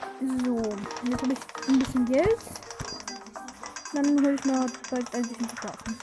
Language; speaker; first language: German; native; German